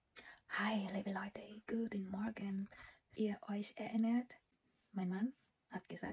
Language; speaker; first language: German; non-native, learner; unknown